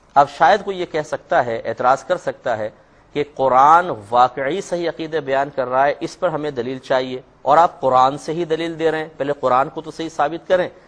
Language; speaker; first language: Urdu; native; Urdu